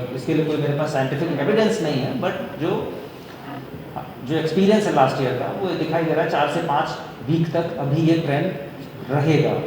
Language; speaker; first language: Hindi; non-native, local second language; Marathi